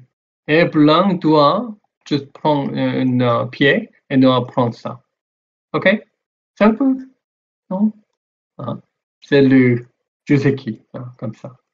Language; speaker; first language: French; non-native, learner; Korean